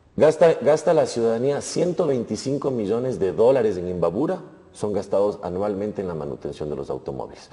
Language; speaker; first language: Spanish; native; Spanish